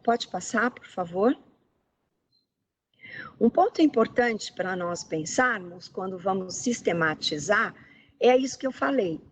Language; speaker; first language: Portuguese; native; Portuguese